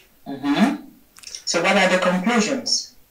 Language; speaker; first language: English; non-native, fluent; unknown